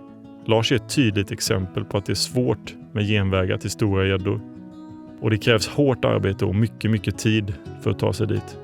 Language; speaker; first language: Swedish; native; Swedish